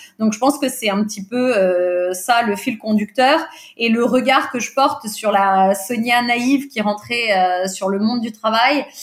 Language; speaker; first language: French; early bilingual, other home language; Portuguese